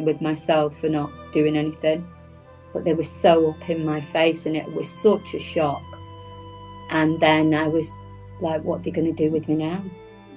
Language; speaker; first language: English; native; English